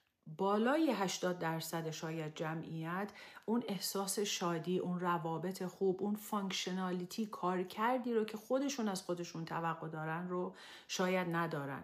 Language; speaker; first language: Persian; native; Persian